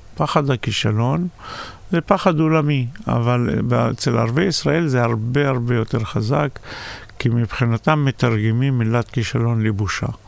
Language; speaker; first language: Hebrew; non-native, local second language; Arabic